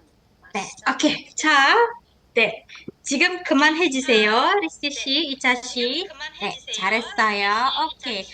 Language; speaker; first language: Korean; non-native, fluent; Indonesian